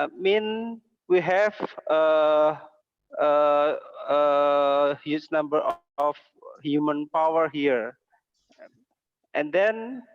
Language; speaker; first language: English; non-native, learner; Indonesian